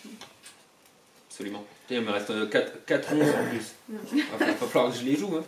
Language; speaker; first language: French; native; French